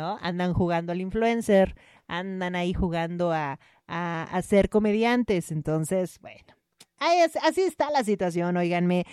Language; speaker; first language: Spanish; native; Spanish